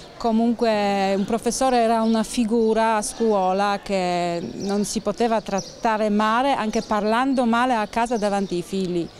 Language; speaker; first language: Italian; non-native, fluent; Polish